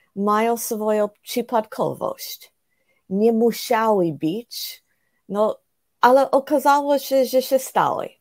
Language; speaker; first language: Polish; non-native, fluent; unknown